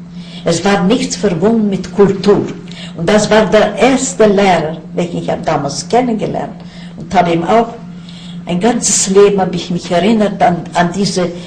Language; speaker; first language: German; non-native, fluent; Yiddish